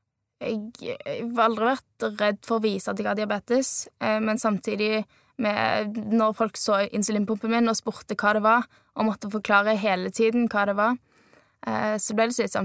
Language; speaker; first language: Norwegian; native; Norwegian